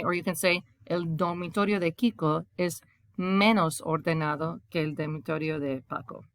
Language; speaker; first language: Spanish; non-native, fluent; English